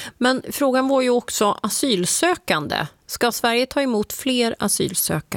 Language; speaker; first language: Swedish; native; Swedish